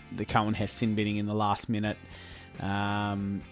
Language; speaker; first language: English; native; English